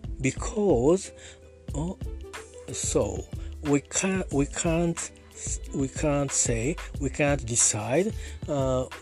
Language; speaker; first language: English; non-native, learner; Japanese